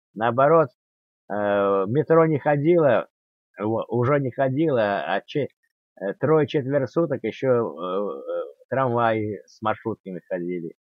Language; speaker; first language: Russian; native; Russian